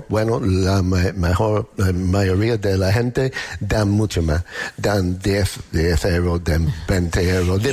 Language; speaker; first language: Spanish; non-native, learner; English